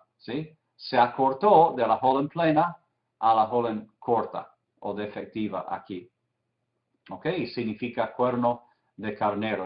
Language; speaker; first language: Spanish; non-native, fluent; English